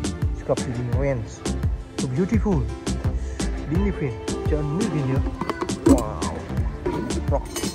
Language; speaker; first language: English; non-native, learner; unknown